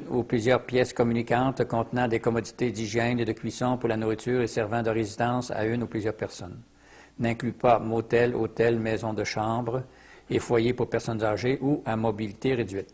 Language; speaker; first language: French; native; French